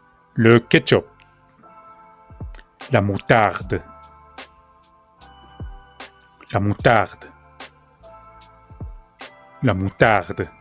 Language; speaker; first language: French; non-native, fluent; Spanish